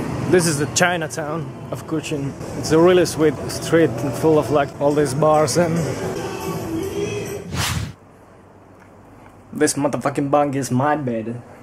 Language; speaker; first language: English; non-native, fluent; Finnish